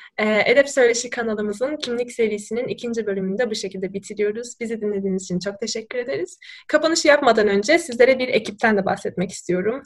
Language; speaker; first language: Turkish; native; Turkish